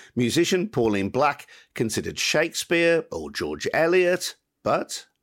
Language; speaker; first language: English; native; English